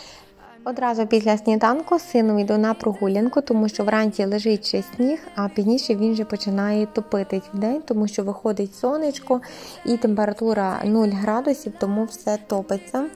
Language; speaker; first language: Ukrainian; native; Ukrainian